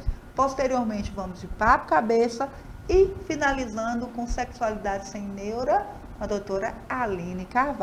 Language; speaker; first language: Portuguese; native; Portuguese